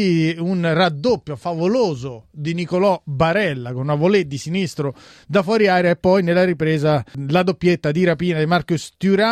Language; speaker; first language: Italian; native; Italian